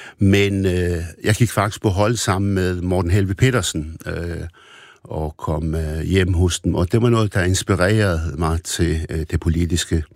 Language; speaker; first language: Danish; early bilingual, other home language; Arabic